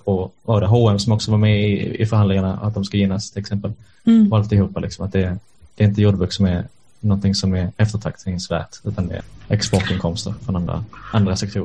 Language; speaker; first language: Swedish; native; Swedish